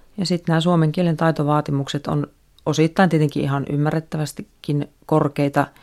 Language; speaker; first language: Finnish; native; Finnish